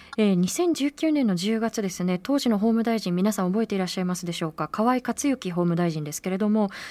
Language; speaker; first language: Japanese; native; Japanese